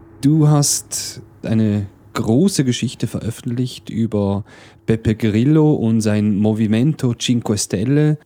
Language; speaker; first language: German; native; German